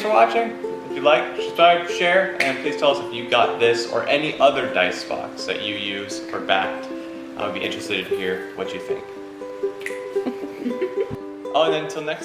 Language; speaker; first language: English; native; English